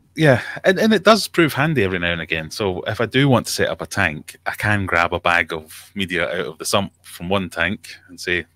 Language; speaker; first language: English; native; English